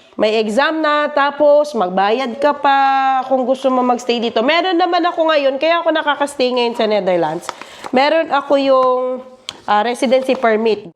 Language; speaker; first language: Filipino; native; Filipino